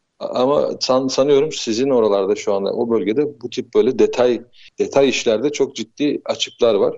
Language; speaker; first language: Turkish; native; Turkish